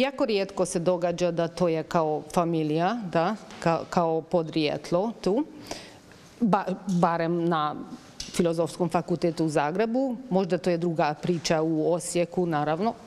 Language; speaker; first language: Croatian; non-native, fluent; Hungarian